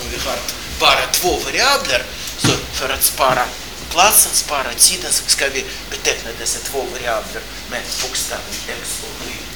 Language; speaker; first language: Swedish; non-native, fluent; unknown